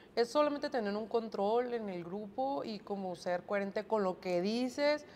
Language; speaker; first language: Spanish; native; Spanish